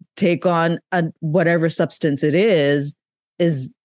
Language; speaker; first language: English; non-native, local second language; Urdu